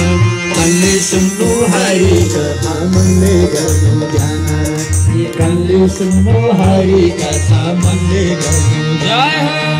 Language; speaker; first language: Nepali; native; Nepali